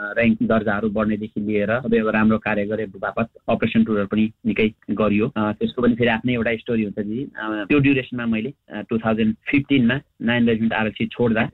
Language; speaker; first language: Nepali; native; Nepali